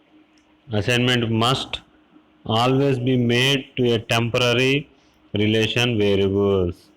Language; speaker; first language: English; non-native, local second language; Telugu